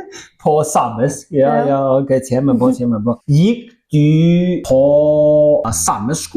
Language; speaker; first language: Norwegian; non-native, learner; Welsh